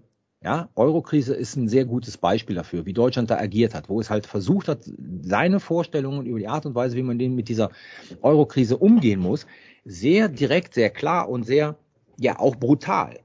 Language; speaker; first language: German; native; German